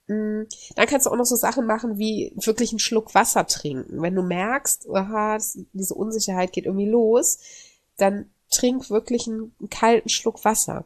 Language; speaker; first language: German; native; German